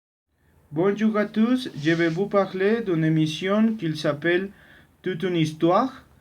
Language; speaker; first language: French; non-native, learner; Spanish